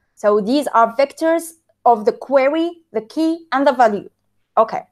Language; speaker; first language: English; non-native, fluent; Arabic